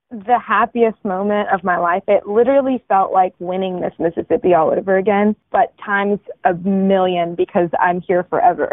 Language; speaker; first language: English; early bilingual, other home language; Bangla